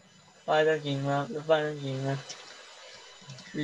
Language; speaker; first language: Chinese; early bilingual, heritage; Chinese